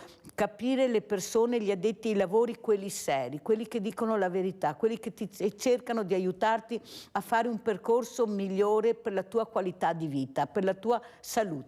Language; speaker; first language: Italian; native; Italian